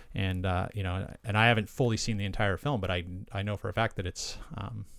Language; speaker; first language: English; native; English